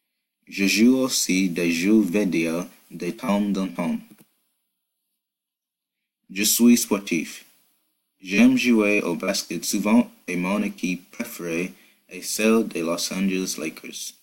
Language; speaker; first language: French; non-native, learner; English